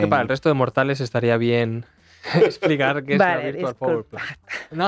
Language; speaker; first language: Spanish; native; Spanish